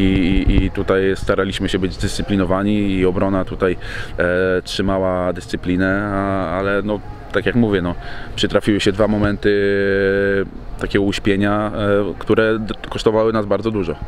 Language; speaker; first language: Polish; native; Polish